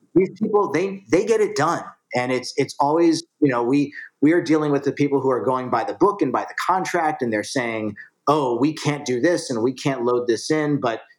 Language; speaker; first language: English; native; English